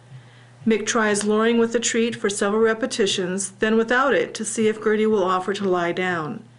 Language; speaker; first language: English; native; English